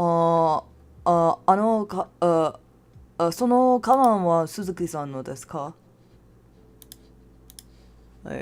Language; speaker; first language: Japanese; non-native, learner; English